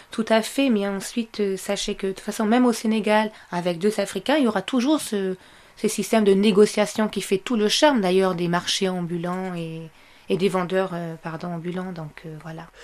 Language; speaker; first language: French; non-native, local second language; Arabic